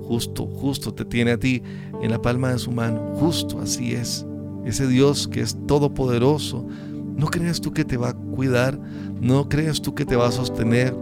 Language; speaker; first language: Spanish; native; Spanish